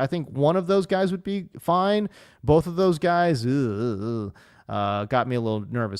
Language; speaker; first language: English; native; English